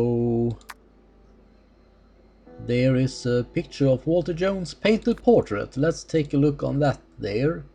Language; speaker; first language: English; non-native, fluent; Swedish